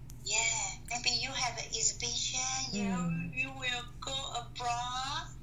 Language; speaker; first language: English; non-native, learner; Chinese